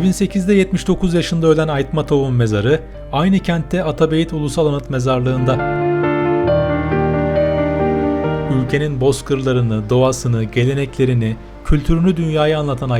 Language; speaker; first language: Turkish; native; Turkish